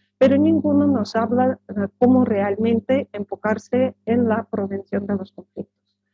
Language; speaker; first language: Spanish; non-native, fluent; Russian